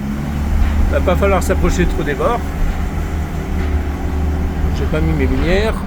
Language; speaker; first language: French; native; French